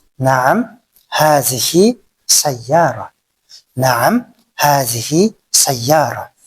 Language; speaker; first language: Arabic; non-native, fluent; Kyrgyz